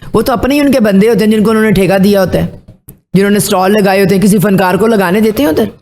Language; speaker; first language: Urdu; non-native, local second language; Punjabi